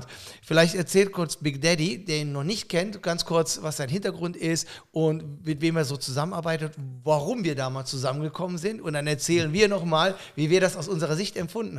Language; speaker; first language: German; native; German